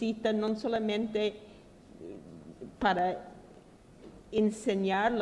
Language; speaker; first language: Spanish; non-native, fluent; English